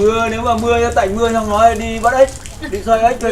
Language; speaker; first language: Vietnamese; native; Vietnamese